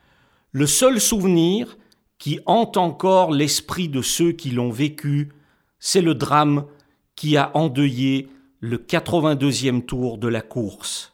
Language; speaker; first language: French; native; French